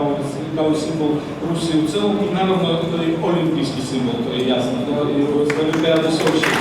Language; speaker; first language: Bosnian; non-native, fluent; Russian